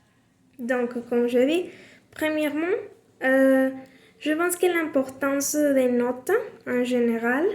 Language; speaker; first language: French; non-native, learner; Spanish